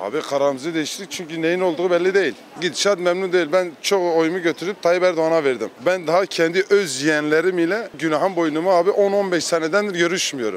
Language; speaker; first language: Turkish; native; Turkish